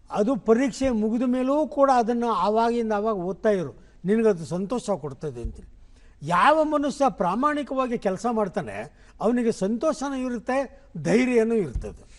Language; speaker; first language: Kannada; non-native, local second language; Konkani